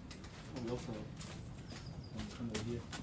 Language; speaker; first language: German; native; German